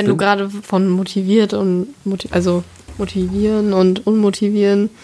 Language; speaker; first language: German; native; German